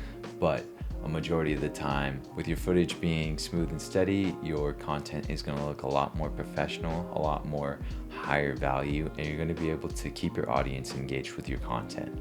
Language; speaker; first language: English; native; English